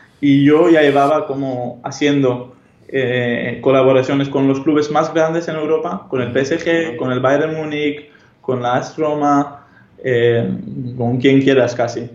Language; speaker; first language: Spanish; non-native, fluent; Hebrew